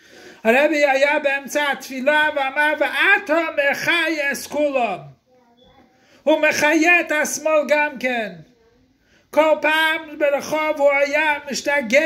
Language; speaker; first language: Hebrew; non-native, fluent; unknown